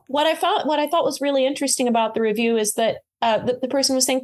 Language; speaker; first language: English; native; English